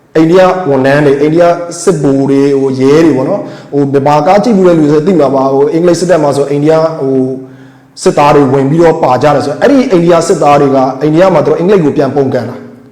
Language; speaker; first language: Burmese; non-native, local second language; Mon